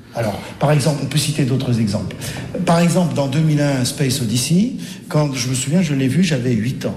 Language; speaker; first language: French; native; French